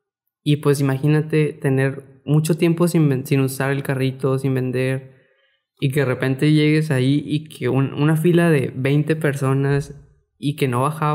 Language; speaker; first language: Spanish; native; Spanish